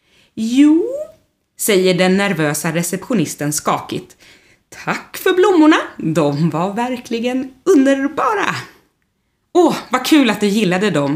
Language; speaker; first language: Swedish; native; Swedish